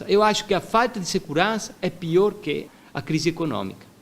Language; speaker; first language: Portuguese; non-native, fluent; Italian